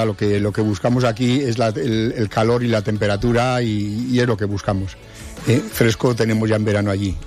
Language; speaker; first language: Spanish; native; Spanish